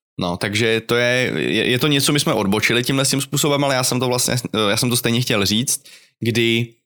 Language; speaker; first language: Czech; native; Czech